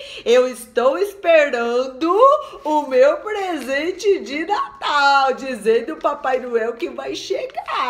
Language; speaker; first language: Portuguese; native; Portuguese